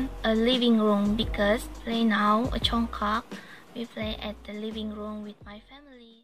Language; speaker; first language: English; non-native, learner; Malay